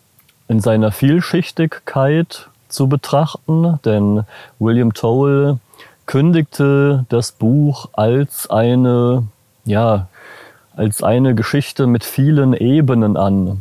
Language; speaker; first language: German; native; German